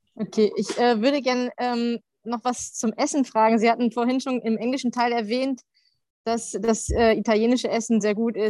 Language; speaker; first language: German; native; German